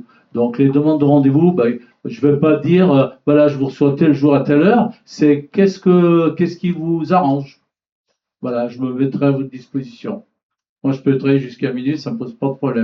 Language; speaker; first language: French; native; French